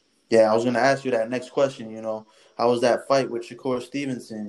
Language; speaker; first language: English; early bilingual, other home language; Spanish